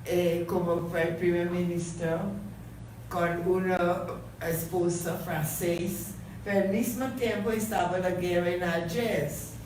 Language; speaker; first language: Spanish; non-native, fluent; English